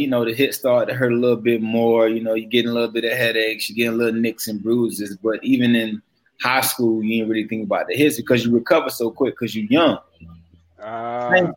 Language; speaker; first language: English; native; English